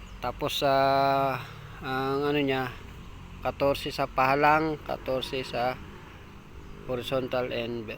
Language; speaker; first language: Filipino; native; Filipino